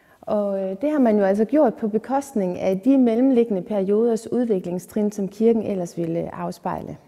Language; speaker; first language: Danish; native; Danish